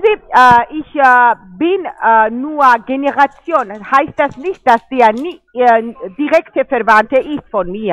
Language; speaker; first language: German; non-native, fluent; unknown